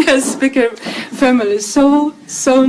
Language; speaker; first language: English; non-native, learner; Russian